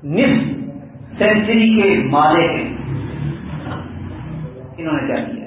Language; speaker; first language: Urdu; non-native, local second language; Punjabi